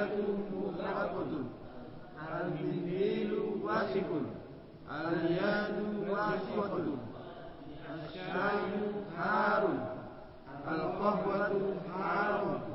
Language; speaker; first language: Arabic; non-native, learner; Indonesian